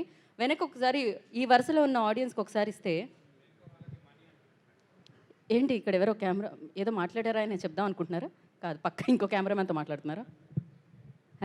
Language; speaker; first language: Telugu; native; Telugu